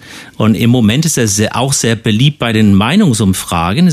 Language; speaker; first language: German; non-native, fluent; English